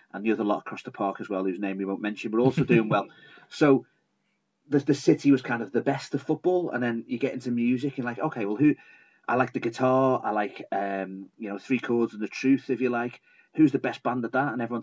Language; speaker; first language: English; native; English